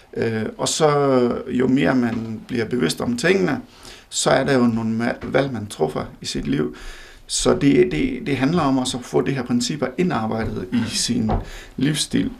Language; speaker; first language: Danish; non-native, fluent; Hindi